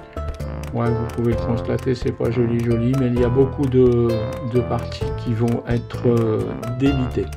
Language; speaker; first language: French; native; French